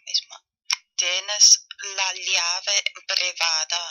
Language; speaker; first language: Spanish; non-native, fluent; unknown